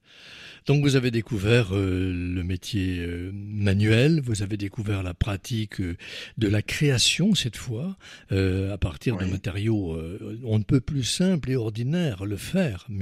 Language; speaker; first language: French; native; French